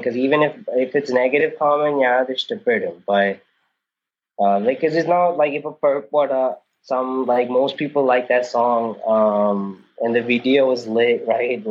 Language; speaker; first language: English; early bilingual, other home language; Malayalam